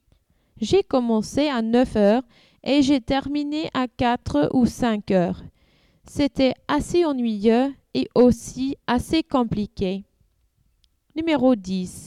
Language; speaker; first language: French; non-native, learner; English